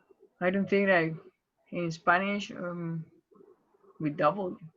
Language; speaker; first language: English; non-native, fluent; Spanish